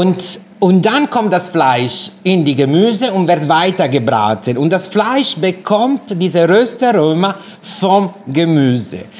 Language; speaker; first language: German; non-native, fluent; Italian